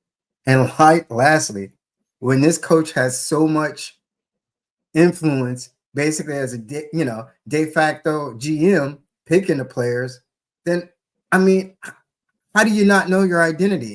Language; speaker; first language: English; native; English